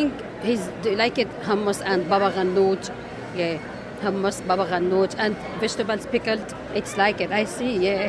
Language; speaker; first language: English; non-native, learner; Arabic